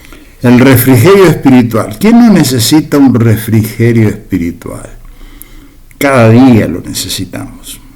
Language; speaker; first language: Spanish; native; Spanish